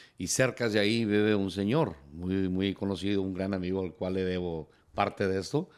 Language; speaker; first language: Spanish; native; Spanish